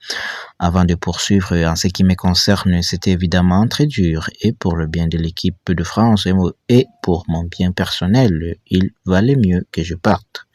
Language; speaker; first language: French; native; French